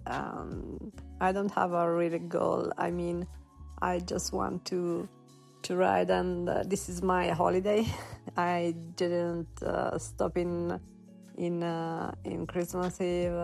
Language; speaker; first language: English; non-native, learner; Italian